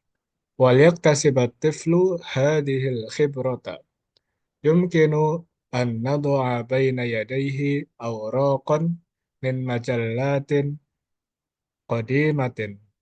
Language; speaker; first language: Arabic; non-native, learner; Indonesian